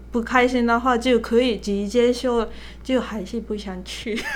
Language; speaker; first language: Chinese; non-native, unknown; Japanese